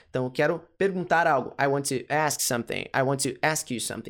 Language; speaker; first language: English; non-native, fluent; Portuguese